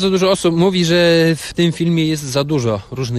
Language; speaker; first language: Polish; native; Polish